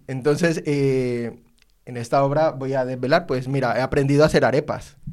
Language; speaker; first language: Spanish; native; Spanish